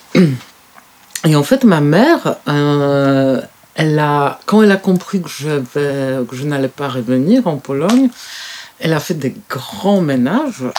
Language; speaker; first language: French; non-native, fluent; Polish